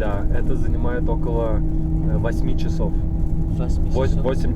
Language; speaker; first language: Russian; native; Russian